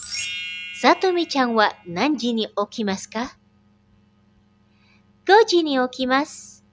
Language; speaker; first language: Japanese; non-native, fluent; Indonesian